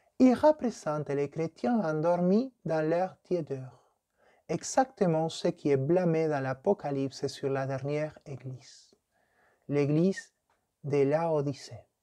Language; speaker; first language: French; non-native, fluent; Spanish